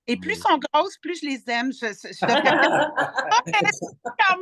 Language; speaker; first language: French; native; French